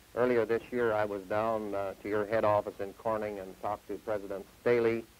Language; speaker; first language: English; native; English